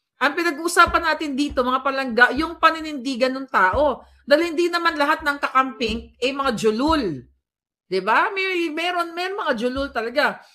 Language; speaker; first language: Filipino; non-native, local second language; Hiligaynon